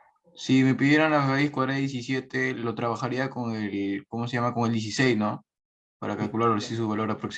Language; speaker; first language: Spanish; native; Spanish